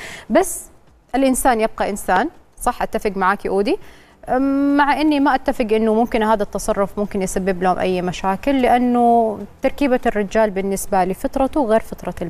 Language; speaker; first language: Arabic; native; Arabic